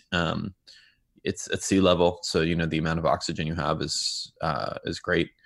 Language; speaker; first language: English; non-native, fluent; Hebrew